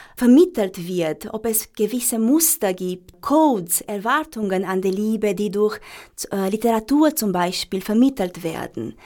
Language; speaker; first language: German; non-native, fluent; Romanian